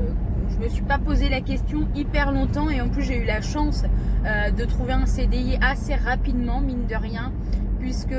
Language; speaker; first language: French; native; French